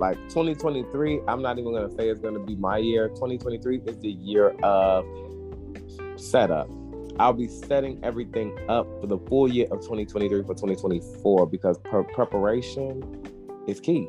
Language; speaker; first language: English; native; English